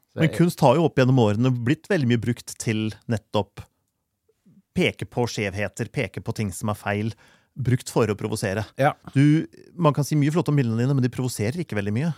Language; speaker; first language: Norwegian; native; Norwegian